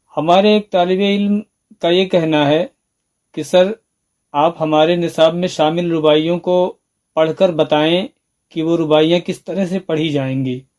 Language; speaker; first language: Urdu; native; Urdu